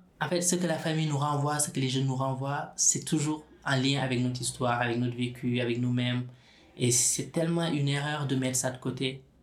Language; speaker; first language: French; non-native, local second language; Wolof